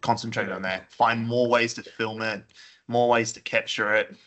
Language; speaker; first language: English; native; English